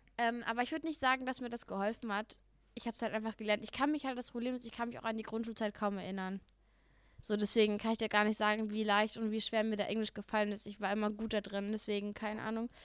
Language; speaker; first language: German; native; German